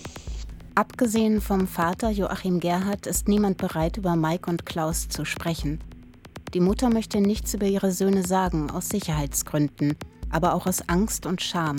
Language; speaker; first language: German; native; German